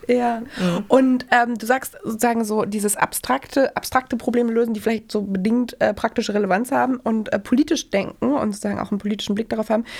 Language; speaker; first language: German; native; German